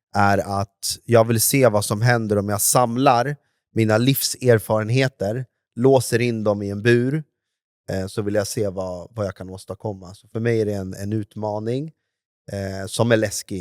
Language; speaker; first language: Swedish; native; Swedish